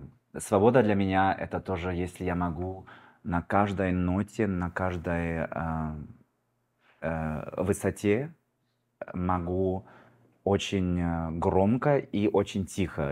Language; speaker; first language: Russian; early bilingual, heritage; Russian